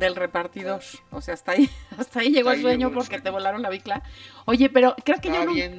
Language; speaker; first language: Spanish; native; Spanish